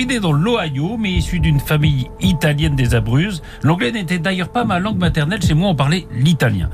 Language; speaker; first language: French; native; French